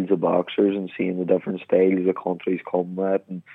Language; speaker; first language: English; native; English